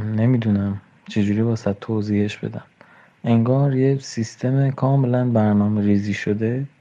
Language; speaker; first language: Persian; native; Persian